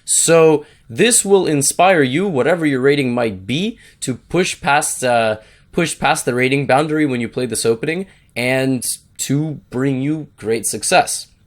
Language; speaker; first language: English; native; English